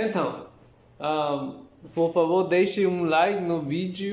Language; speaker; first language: Portuguese; non-native, learner; Spanish